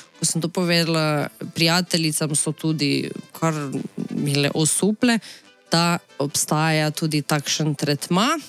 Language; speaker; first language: Slovenian; native; Slovenian